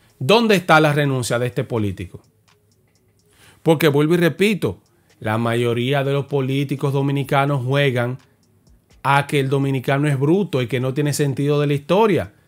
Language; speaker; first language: Spanish; native; Spanish